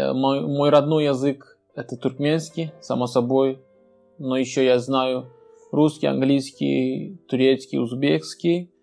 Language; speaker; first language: Russian; non-native, fluent; Turkmen